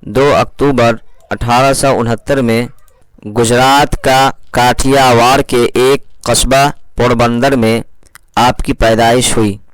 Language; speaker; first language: Urdu; native; Urdu